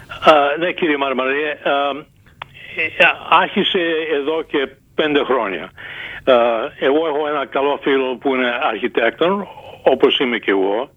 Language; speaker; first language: Greek; early bilingual, heritage; Greek